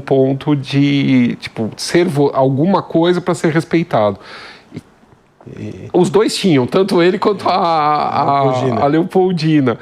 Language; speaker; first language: Portuguese; native; Portuguese